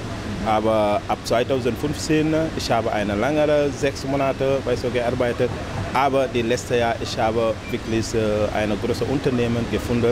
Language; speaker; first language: German; non-native, learner; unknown